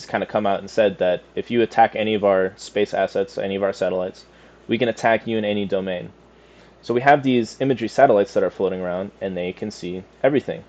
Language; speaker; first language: English; native; English